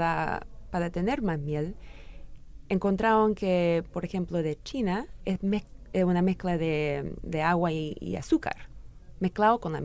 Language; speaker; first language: Spanish; early bilingual, heritage; English